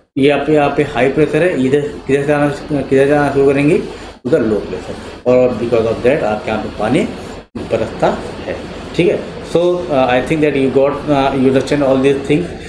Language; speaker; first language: Hindi; native; Hindi